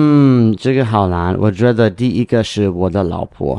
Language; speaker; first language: Chinese; non-native, learner; English